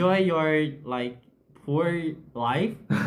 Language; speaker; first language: English; non-native, learner; Chinese